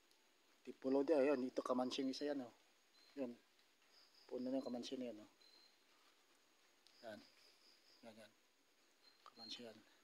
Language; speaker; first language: Filipino; native; Filipino